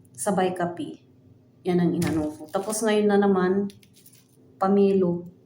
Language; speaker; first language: Filipino; native; Filipino